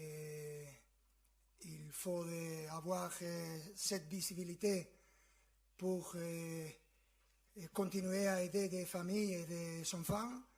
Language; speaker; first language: French; non-native, fluent; Spanish